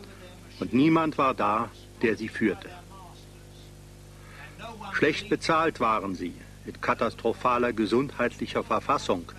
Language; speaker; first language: German; native; German